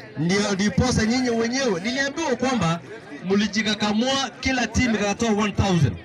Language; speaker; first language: Swahili; non-native, local second language; Kalenjin